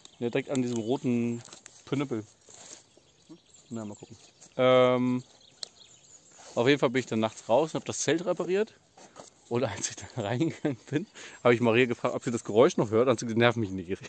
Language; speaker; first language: German; native; German